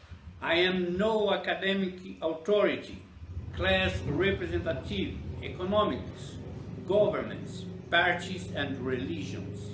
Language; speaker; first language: English; non-native, fluent; Portuguese